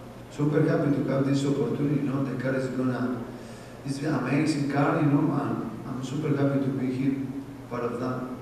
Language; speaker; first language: English; non-native, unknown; Spanish